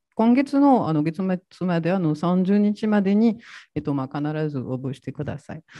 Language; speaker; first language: Japanese; non-native, fluent; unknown